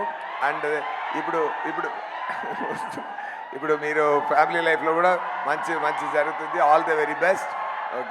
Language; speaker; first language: Telugu; non-native, learner; Tamil